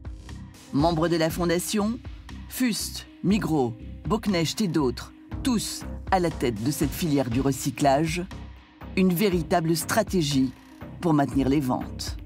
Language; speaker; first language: French; native; French